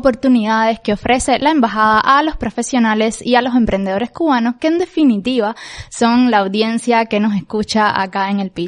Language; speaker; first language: Spanish; native; Spanish